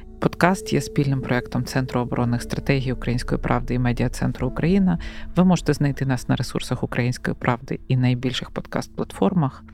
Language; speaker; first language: Ukrainian; native; Ukrainian